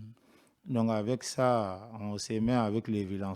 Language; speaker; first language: French; non-native, learner; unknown